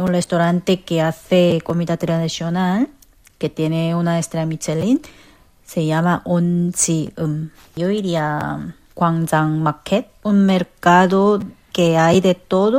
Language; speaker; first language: Spanish; non-native, fluent; Korean